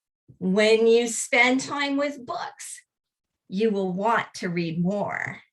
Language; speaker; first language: English; native; English